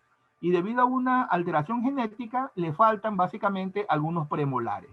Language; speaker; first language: Spanish; native; Spanish